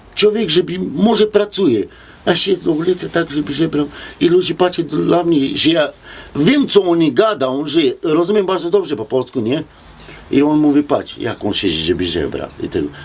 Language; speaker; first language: Polish; non-native, learner; Romanian